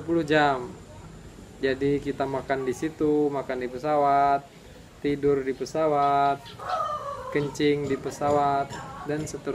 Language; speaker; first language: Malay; non-native, local second language; Javanese